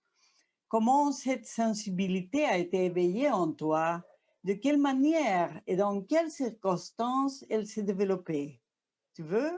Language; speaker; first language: French; non-native, fluent; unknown